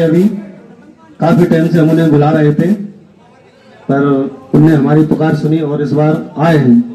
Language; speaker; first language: Hindi; native; Hindi